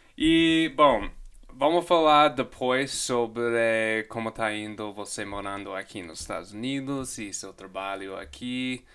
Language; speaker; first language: Portuguese; non-native, fluent; English